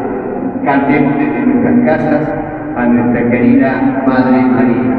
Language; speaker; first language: Spanish; native; Spanish